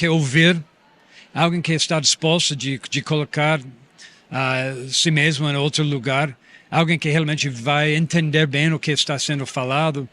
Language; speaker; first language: Portuguese; non-native, fluent; English